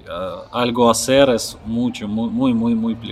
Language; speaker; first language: Spanish; non-native, learner; Russian